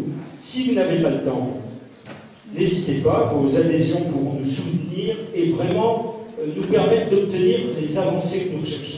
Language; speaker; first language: French; native; French